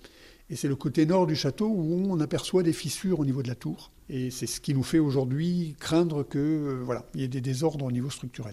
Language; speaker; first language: French; native; French